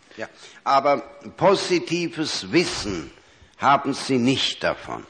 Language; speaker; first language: German; native; German